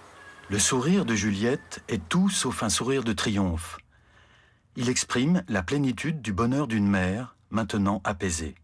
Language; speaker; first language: French; native; French